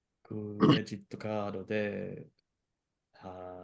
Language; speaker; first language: Japanese; non-native, learner; English